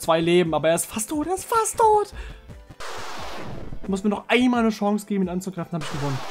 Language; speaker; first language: German; native; German